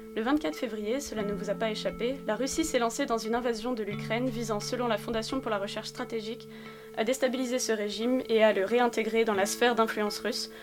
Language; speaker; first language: French; native; French